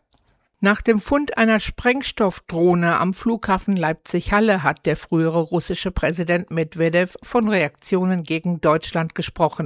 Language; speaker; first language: German; native; German